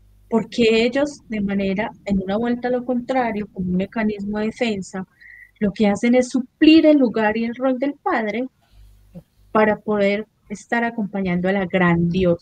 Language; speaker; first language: Spanish; native; Spanish